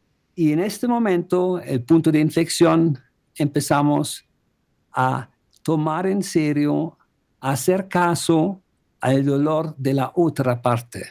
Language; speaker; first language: Spanish; non-native, fluent; German